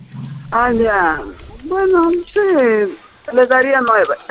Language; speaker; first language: Spanish; non-native, local second language; Quechua